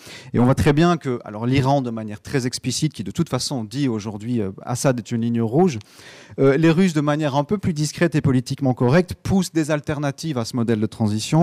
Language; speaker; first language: French; native; French